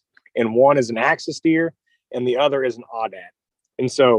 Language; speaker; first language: English; native; English